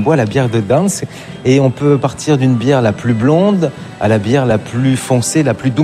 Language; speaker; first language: French; native; French